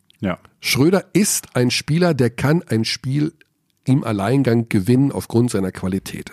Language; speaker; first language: German; native; German